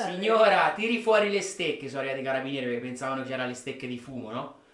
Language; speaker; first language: Italian; native; Italian